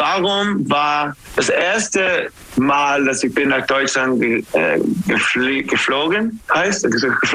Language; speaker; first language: German; non-native, learner; English